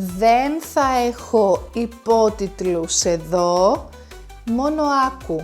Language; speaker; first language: Greek; native; Greek